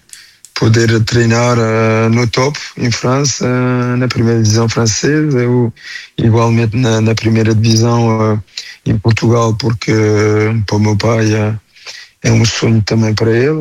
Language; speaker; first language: Portuguese; early bilingual, heritage; French